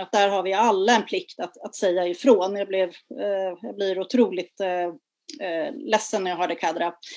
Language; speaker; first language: Swedish; native; Swedish